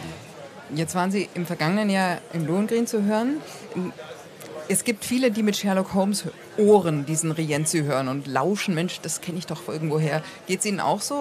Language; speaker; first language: German; native; German